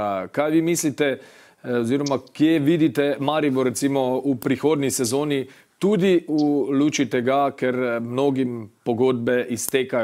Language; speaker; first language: Slovenian; native; Slovenian